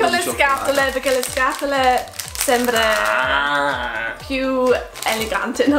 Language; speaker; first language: Italian; non-native, fluent; English